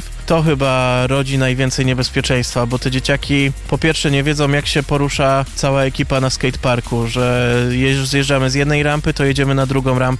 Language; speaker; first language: Polish; native; Polish